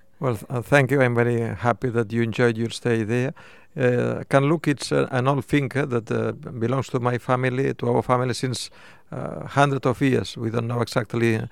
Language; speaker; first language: English; non-native, fluent; Spanish